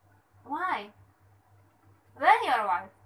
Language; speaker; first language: English; non-native, learner; Indonesian